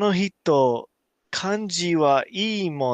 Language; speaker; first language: Japanese; non-native, learner; English